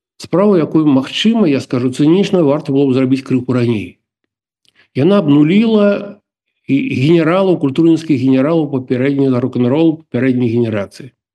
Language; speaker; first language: Belarusian; native; Belarusian